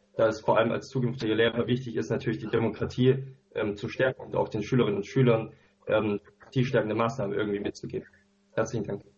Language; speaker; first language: German; native; German